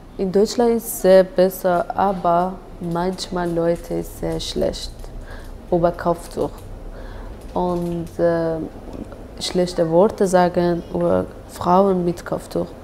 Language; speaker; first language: German; non-native, learner; Persian